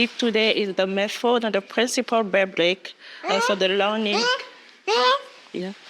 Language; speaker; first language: English; non-native, learner; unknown